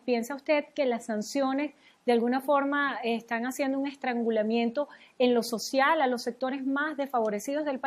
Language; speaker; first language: Spanish; native; Spanish